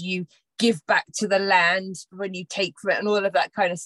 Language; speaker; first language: English; native; English